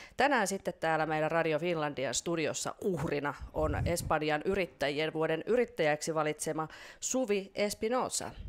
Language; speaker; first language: Finnish; native; Finnish